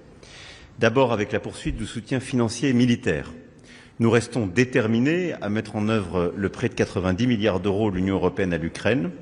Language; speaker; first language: French; native; French